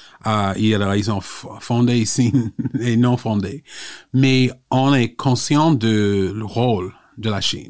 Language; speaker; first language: French; non-native, fluent; English